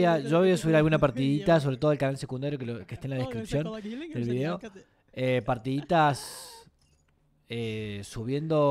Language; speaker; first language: Spanish; native; Spanish